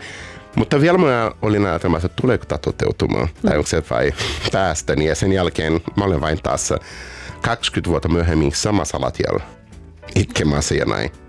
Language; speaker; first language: Finnish; non-native, fluent; Portuguese